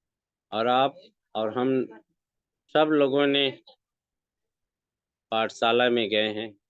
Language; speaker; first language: Hindi; native; Hindi